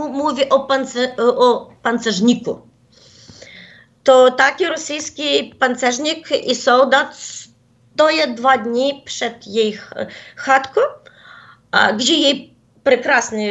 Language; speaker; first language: Polish; non-native, fluent; Ukrainian